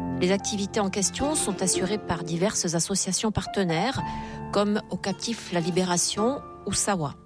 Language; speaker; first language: French; native; French